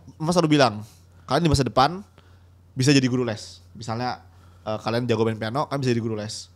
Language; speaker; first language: Indonesian; native; Indonesian